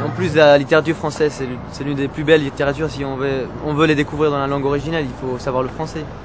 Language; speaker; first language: French; non-native, learner; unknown